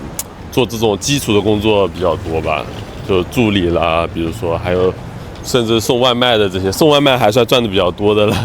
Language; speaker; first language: Chinese; native; Chinese